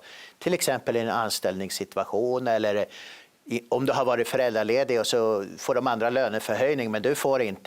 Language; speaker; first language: Swedish; native; Swedish